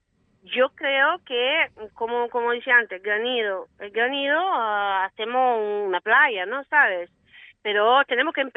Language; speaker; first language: Spanish; non-native, fluent; Italian